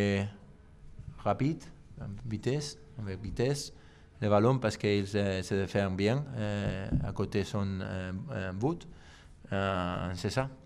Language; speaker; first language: French; non-native, learner; Spanish